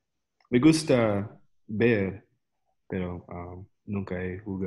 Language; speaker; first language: Spanish; non-native, learner; English